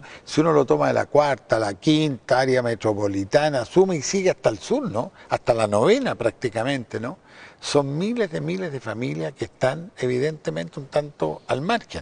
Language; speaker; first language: Spanish; native; Spanish